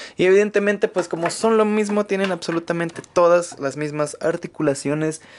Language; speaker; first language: Spanish; native; Spanish